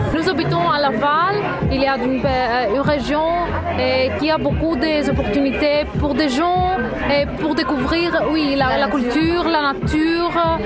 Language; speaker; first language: French; non-native, learner; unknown